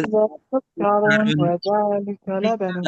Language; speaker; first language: Arabic; non-native, learner; Indonesian